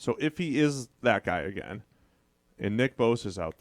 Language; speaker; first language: English; native; English